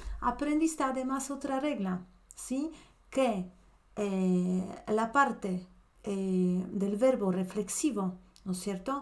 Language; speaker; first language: Spanish; non-native, fluent; Polish